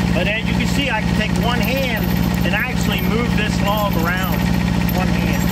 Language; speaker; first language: English; native; English